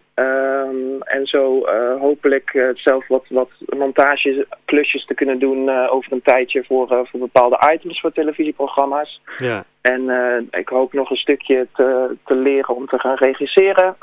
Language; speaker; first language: Dutch; native; Dutch